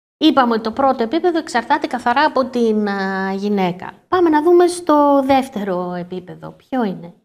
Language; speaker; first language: Greek; native; Greek